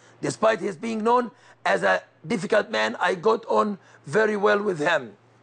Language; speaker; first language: English; non-native, fluent; Arabic